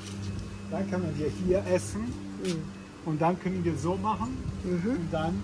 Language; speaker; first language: German; non-native, fluent; Italian